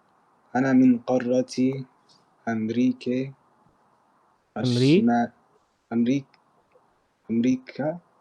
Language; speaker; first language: Arabic; non-native, learner; English